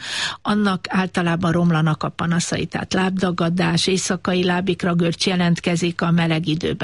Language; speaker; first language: Hungarian; native; Hungarian